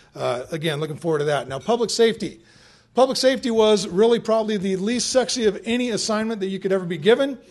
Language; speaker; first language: English; native; English